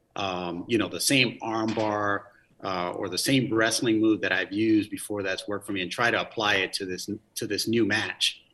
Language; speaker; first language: English; early bilingual, other home language; Spanish